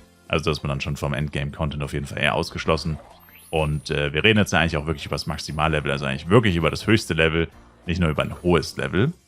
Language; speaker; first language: German; native; German